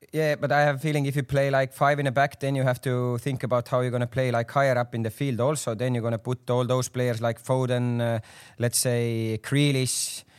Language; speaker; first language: English; non-native, fluent; Estonian